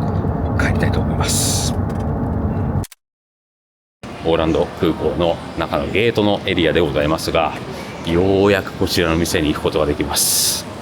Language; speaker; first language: Japanese; native; Japanese